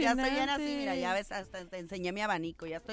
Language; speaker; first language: Spanish; native; Spanish